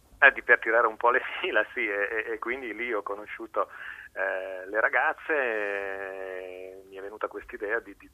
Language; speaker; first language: Italian; native; Italian